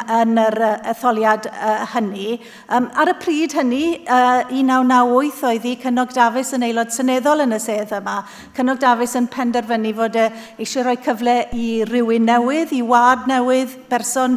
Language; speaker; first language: Welsh; native; Welsh